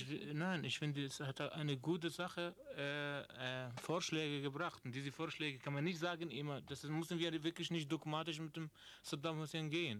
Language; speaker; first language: German; non-native, learner; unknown